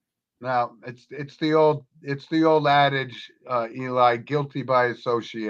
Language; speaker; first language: English; native; English